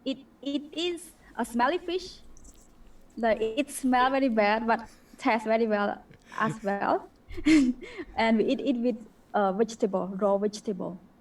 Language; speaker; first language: English; non-native, learner; Khmer